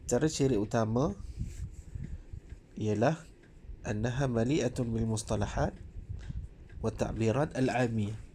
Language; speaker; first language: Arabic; non-native, fluent; Malay